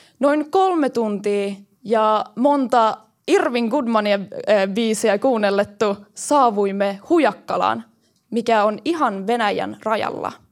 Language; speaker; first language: Finnish; early bilingual, heritage; Swedish